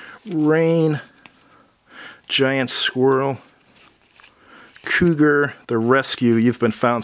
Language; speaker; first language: English; native; English